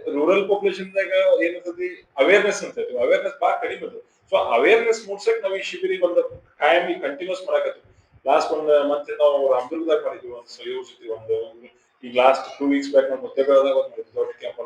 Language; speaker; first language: Kannada; native; Kannada